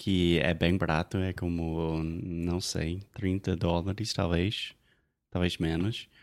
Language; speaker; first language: Portuguese; non-native, fluent; English